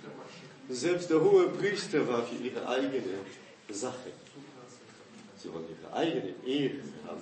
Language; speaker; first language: German; non-native, fluent; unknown